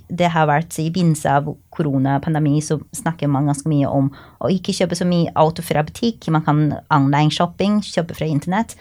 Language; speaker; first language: Norwegian; non-native, fluent; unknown